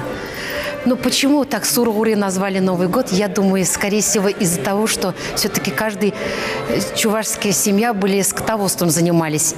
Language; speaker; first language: Russian; non-native, local second language; Chuvash